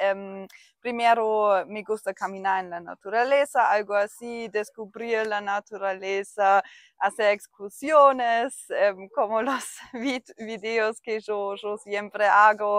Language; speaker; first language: Spanish; non-native, fluent; German